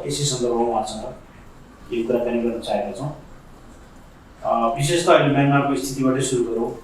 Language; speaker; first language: Nepali; native; Nepali